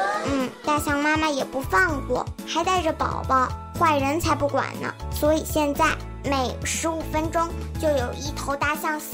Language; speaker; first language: Chinese; native; Chinese